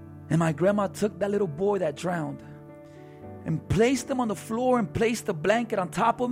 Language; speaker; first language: English; early bilingual, other home language; Spanish